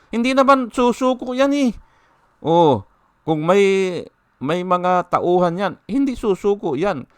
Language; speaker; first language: Filipino; native; Filipino